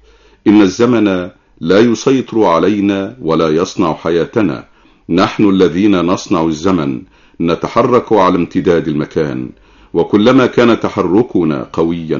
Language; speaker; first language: Arabic; native; Arabic